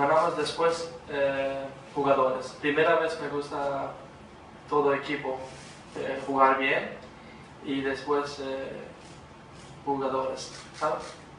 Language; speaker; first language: Spanish; non-native, learner; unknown